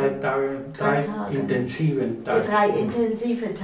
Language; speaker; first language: German; non-native, learner; Spanish